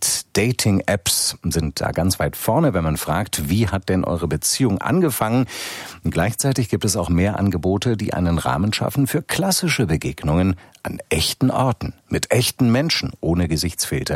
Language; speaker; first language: German; native; German